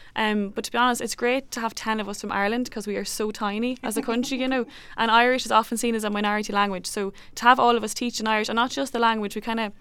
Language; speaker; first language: English; native; English